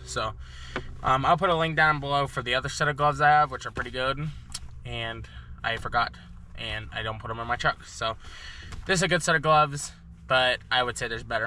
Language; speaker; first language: English; native; English